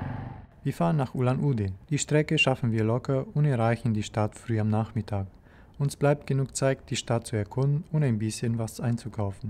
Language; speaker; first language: German; native; German